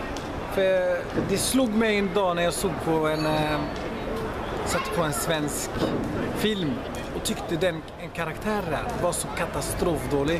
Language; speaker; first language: Swedish; early bilingual, other home language; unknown